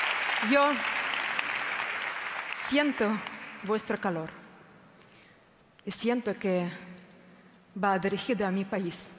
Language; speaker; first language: Spanish; non-native, fluent; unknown